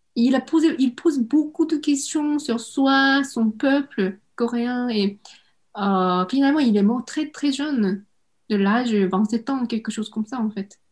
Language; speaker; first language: French; non-native, fluent; Korean